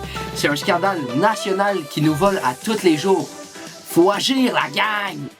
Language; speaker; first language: French; native; French